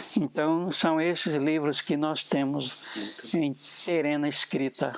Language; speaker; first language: Portuguese; non-native, local second language; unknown